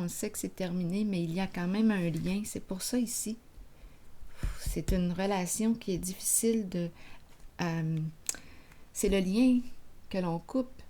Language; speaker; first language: French; native; French